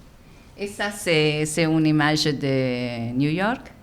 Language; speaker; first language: French; non-native, fluent; Italian